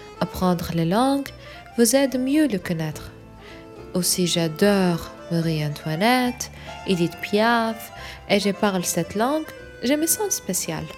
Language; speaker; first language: French; non-native, learner; Arabic